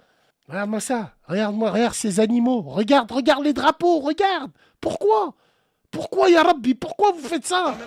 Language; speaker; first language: French; native; French